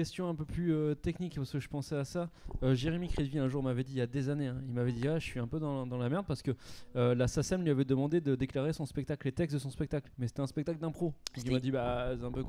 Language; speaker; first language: French; native; French